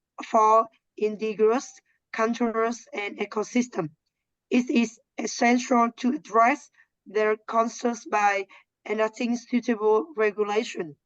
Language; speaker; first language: English; non-native, learner; Vietnamese